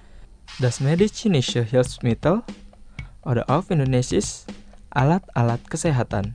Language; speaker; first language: German; non-native, fluent; Indonesian